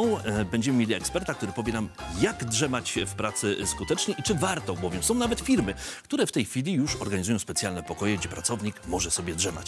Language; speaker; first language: Polish; native; Polish